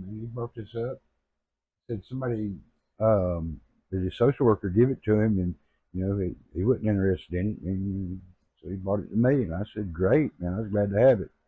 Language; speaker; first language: English; native; English